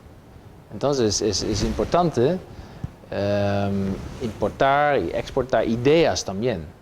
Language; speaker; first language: Spanish; non-native, fluent; Dutch